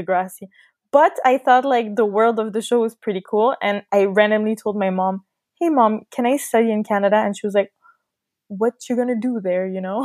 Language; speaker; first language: English; non-native, fluent; French